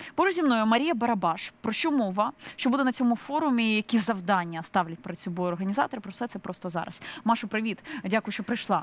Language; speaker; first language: Ukrainian; native; Ukrainian